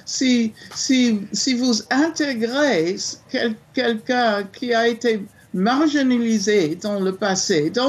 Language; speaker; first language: French; non-native, fluent; English